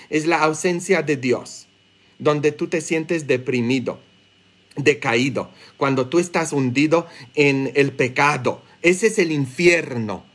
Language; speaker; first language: Spanish; non-native, fluent; English